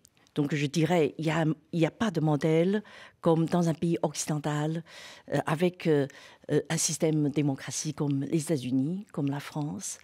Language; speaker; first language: French; non-native, fluent; Chinese